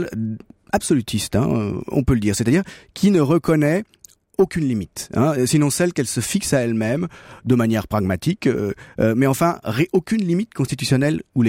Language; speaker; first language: French; native; French